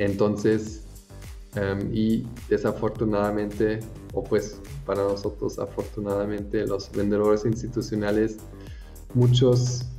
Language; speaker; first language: Spanish; non-native, fluent; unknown